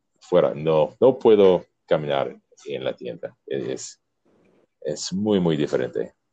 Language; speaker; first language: Spanish; non-native, learner; English